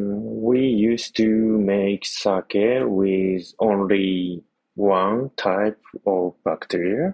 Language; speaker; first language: English; non-native, learner; Japanese